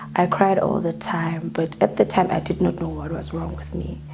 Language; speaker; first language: English; non-native, local second language; Southern Sotho